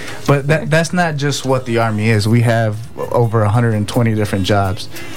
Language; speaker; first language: English; early bilingual, other home language; Spanish